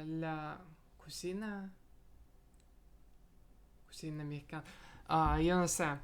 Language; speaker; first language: Spanish; non-native, learner; Russian